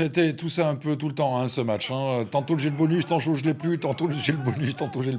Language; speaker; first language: French; native; French